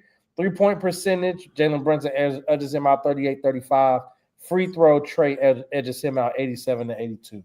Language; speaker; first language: English; native; English